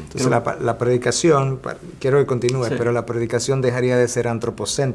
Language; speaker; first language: Spanish; native; Spanish